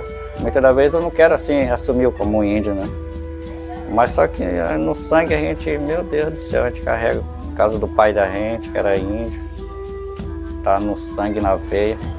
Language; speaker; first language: Portuguese; non-native, local second language; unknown